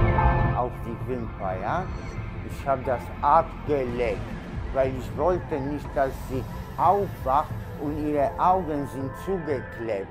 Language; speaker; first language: German; non-native, learner; Polish